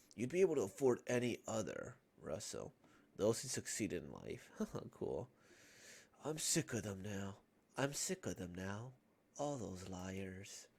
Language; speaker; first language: English; native; English